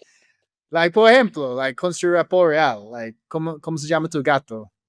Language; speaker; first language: Spanish; non-native, fluent; English